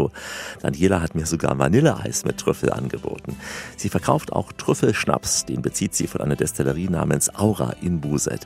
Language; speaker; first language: German; native; German